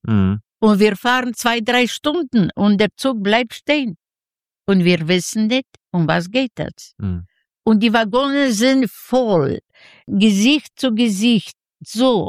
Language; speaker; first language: German; non-native, learner; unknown